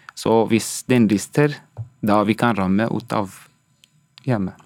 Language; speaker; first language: Norwegian; non-native, learner; Arabic